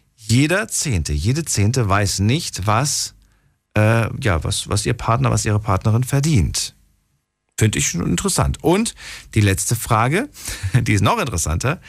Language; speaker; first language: German; non-native, fluent; Slovak